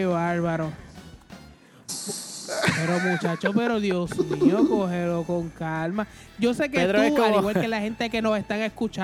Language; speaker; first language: Spanish; native; Spanish